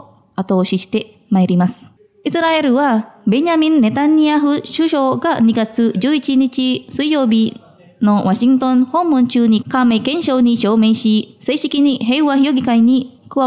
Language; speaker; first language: Japanese; non-native, fluent; Indonesian